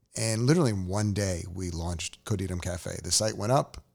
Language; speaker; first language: English; native; English